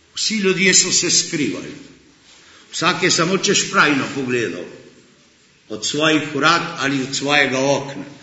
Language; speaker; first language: Slovenian; early bilingual, heritage; Slovenian